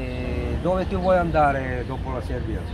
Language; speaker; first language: Italian; non-native, learner; Serbian